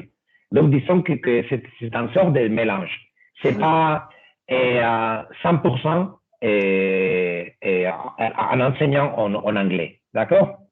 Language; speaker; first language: French; non-native, fluent; Spanish